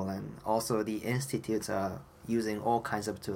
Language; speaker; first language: English; non-native, fluent; Japanese